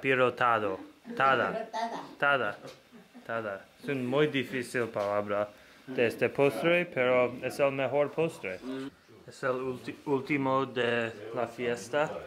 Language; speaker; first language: Spanish; non-native, learner; English